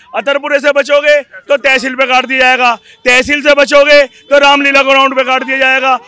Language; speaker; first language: Hindi; native; Hindi